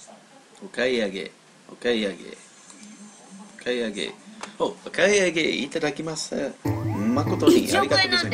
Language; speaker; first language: Japanese; non-native, learner; English